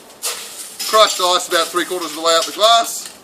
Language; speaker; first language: English; native; English